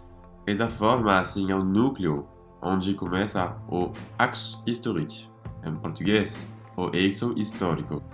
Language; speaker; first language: Portuguese; non-native, fluent; French